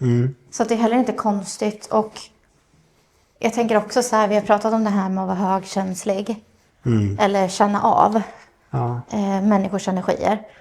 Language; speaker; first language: Swedish; native; Swedish